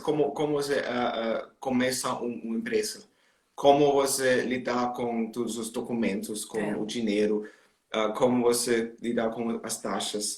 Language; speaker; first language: Portuguese; non-native, learner; German